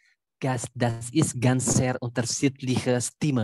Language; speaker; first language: German; non-native, fluent; Indonesian